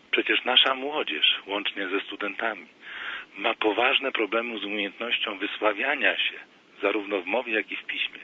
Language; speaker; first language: Polish; native; Polish